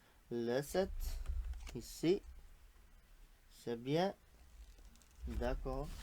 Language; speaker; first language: French; non-native, local second language; Dutch